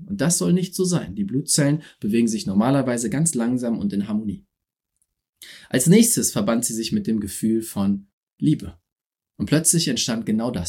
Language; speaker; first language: German; native; German